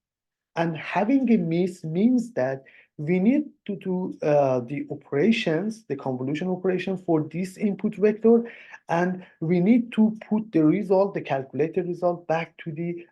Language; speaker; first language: English; non-native, fluent; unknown